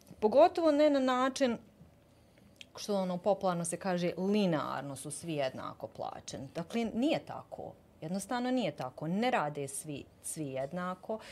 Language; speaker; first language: Bosnian; native; Bosnian